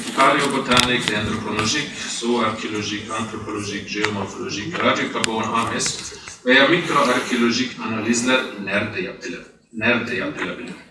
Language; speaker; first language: Turkish; non-native, fluent; German